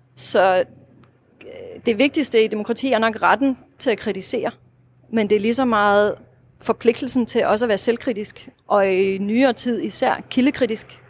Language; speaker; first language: Danish; non-native, fluent; Russian